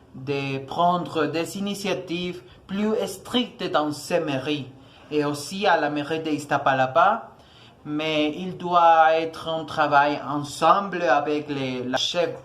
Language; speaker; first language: French; non-native, learner; Spanish